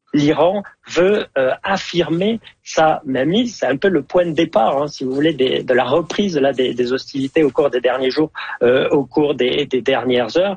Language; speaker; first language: French; native; French